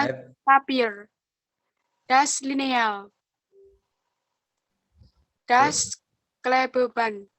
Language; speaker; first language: German; non-native, learner; Indonesian